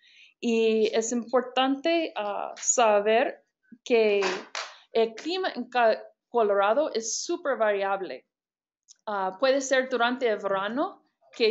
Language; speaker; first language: Spanish; non-native, fluent; English